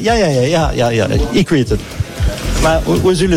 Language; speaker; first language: Dutch; non-native, learner; French